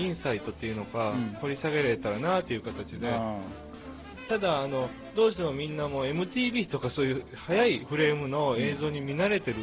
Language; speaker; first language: Japanese; native; Japanese